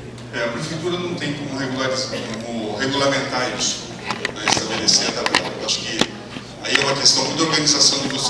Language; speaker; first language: Portuguese; native; Portuguese